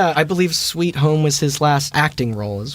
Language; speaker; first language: English; native; English